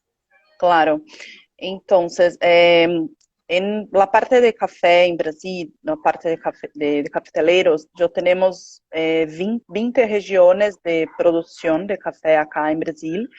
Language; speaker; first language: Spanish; non-native, learner; Portuguese